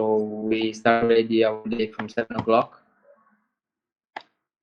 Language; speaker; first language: English; non-native, learner; Romanian